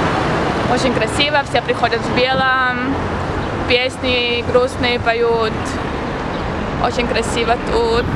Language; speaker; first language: Russian; early bilingual, heritage; Russian